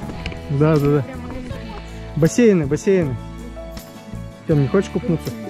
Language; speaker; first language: Russian; native; Russian